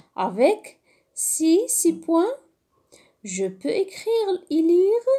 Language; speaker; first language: French; non-native, local second language; Arabic